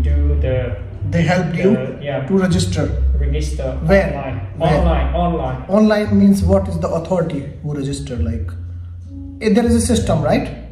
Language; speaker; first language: English; non-native, local second language; Hindi